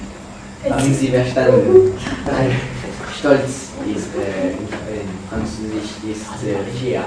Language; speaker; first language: German; non-native, learner; French